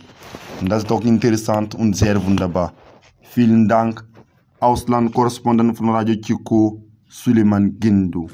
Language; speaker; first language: German; non-native, learner; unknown